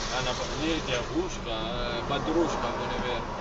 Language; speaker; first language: Russian; non-native, learner; Arabic